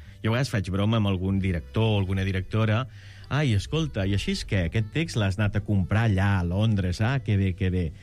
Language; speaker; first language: Catalan; native; Catalan